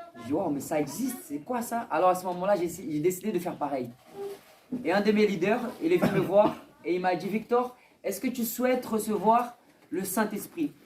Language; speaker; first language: French; early bilingual, other home language; Portuguese